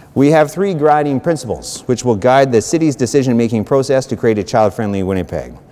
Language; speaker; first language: English; native; English